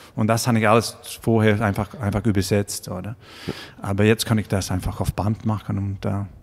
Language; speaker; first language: German; non-native, fluent; English